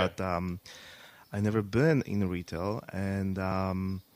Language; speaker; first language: English; non-native, fluent; Polish